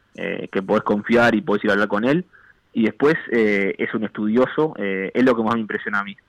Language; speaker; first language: Spanish; native; Spanish